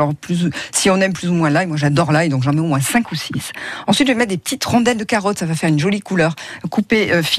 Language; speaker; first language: French; native; French